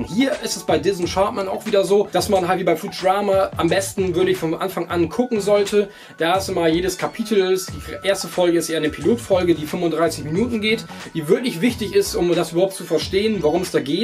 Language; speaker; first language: German; native; German